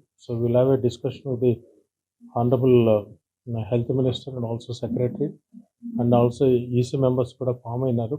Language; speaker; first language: English; non-native, local second language; Telugu